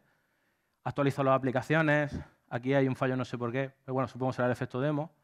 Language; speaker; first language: Spanish; native; Spanish